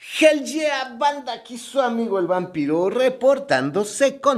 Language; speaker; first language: Spanish; native; Spanish